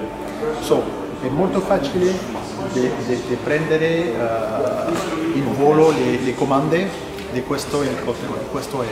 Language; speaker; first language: Italian; non-native, fluent; French